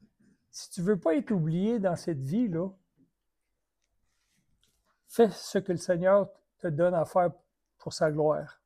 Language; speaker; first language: French; native; French